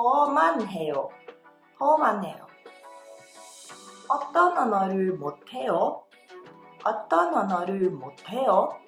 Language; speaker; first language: Korean; non-native, fluent; Portuguese